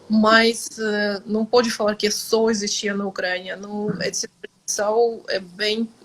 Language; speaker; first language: Portuguese; non-native, fluent; Ukrainian